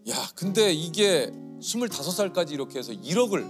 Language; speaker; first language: Korean; native; Korean